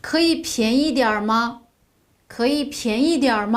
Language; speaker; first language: Chinese; non-native, local second language; Uyghur